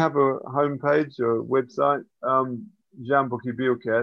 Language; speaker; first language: English; native; English